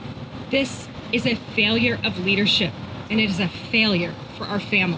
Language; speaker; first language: English; native; English